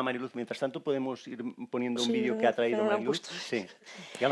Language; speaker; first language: Spanish; native; Spanish